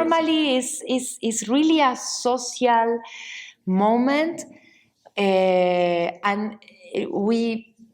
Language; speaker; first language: English; non-native, learner; Spanish